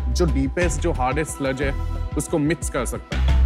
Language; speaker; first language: Hindi; native; Hindi